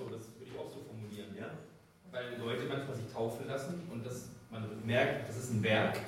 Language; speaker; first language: German; native; German